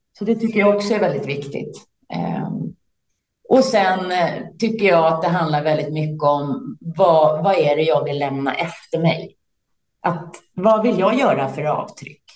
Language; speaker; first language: Swedish; native; Swedish